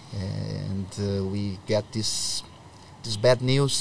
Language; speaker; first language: English; non-native, learner; Portuguese